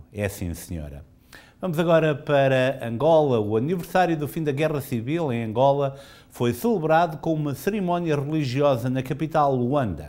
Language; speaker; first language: Portuguese; native; Portuguese